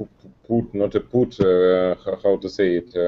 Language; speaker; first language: English; non-native, learner; Russian